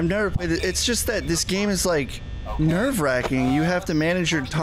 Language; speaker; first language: English; native; English